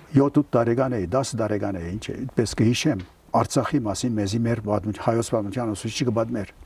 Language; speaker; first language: Armenian; early bilingual, heritage; Armenian